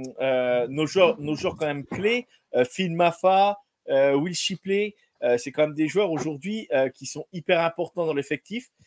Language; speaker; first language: French; native; French